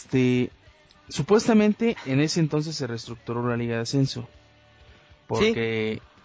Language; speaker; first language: Spanish; native; Spanish